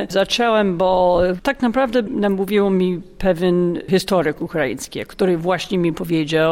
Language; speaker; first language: Polish; non-native, fluent; English